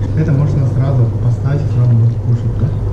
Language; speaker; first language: Russian; non-native, learner; Chinese